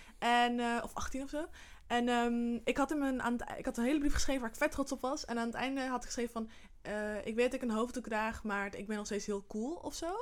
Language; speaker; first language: Dutch; early bilingual, other home language; Somali